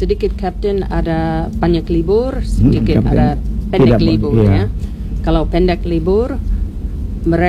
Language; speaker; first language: Indonesian; non-native, learner; English